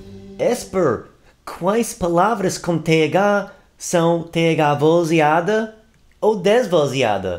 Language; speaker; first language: Portuguese; non-native, fluent; English